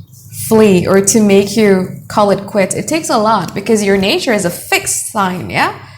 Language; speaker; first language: English; non-native, fluent; Indonesian